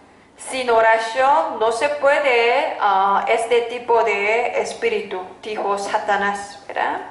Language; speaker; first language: Spanish; non-native, fluent; Korean